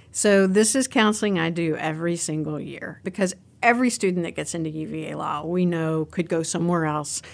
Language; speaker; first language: English; native; English